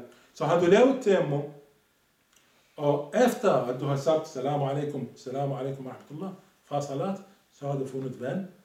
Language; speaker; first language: Danish; non-native, fluent; Arabic